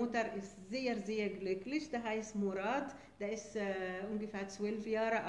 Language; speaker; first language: German; non-native, fluent; Arabic